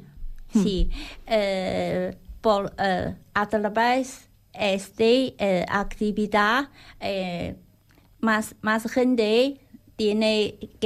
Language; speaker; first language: Spanish; non-native, learner; Chinese